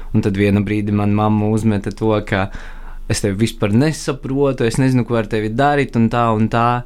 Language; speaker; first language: Latvian; non-native, local second language; Russian